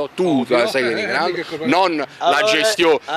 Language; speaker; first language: Italian; native; Italian